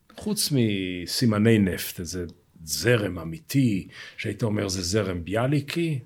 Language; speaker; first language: Hebrew; native; Hebrew